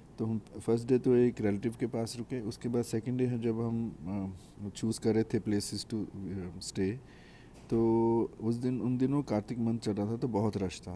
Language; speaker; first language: Hindi; native; Hindi